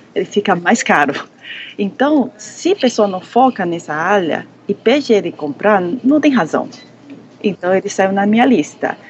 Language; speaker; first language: Portuguese; non-native, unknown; Chinese